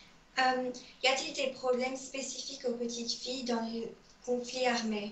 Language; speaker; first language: French; non-native, learner; English